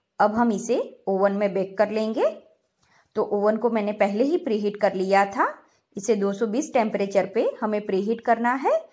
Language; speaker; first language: Hindi; non-native, local second language; Gujarati